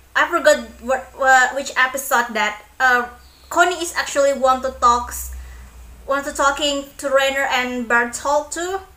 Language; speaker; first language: English; non-native, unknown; Indonesian